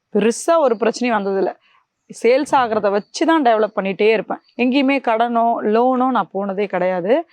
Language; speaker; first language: Tamil; native; Tamil